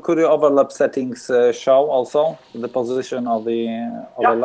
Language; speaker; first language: English; non-native, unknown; Polish